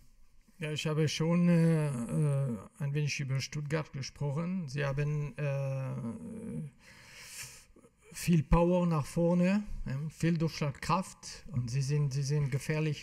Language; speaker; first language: German; non-native, fluent; French